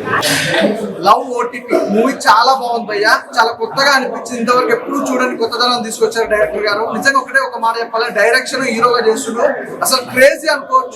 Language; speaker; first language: Telugu; native; Telugu